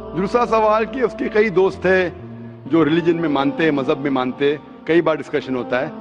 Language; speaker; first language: Hindi; non-native, local second language; Konkani